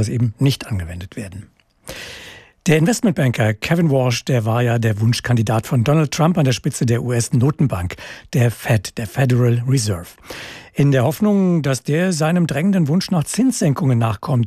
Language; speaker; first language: German; native; German